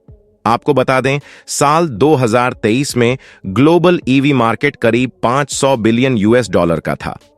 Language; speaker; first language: Hindi; native; Hindi